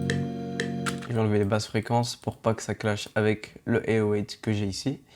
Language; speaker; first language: French; native; French